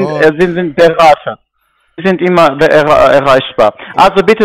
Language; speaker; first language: German; non-native, learner; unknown